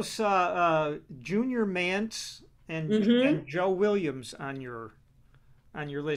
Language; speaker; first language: English; native; English